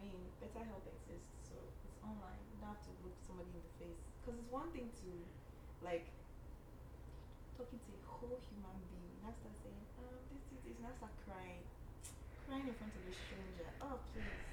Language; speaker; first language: English; non-native, local second language; Yoruba